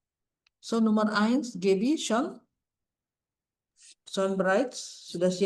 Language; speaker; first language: German; non-native, fluent; Indonesian